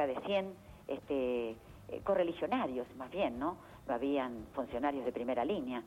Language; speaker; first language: Spanish; native; Spanish